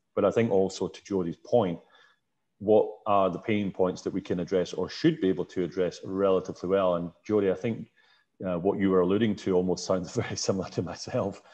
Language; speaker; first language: English; native; English